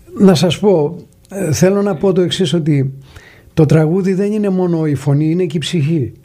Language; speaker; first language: Greek; native; Greek